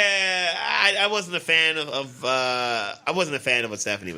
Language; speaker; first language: English; native; English